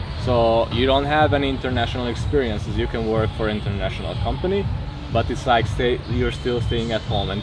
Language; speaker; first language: English; non-native, fluent; Hungarian